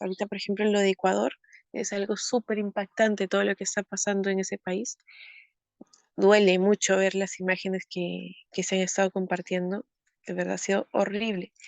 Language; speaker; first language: Spanish; native; Spanish